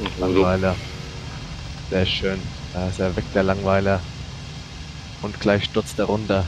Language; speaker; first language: German; native; German